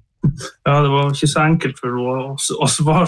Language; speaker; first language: Norwegian; native; Norwegian